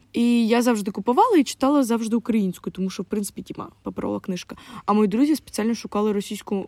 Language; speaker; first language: Ukrainian; non-native, local second language; Russian